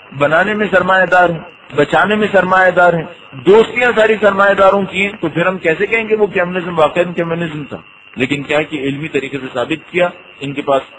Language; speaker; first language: Urdu; native; Urdu